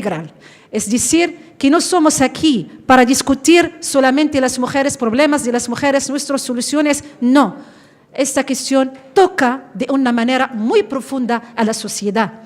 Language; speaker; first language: Spanish; non-native, fluent; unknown